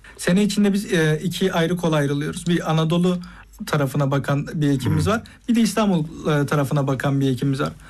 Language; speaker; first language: Turkish; native; Turkish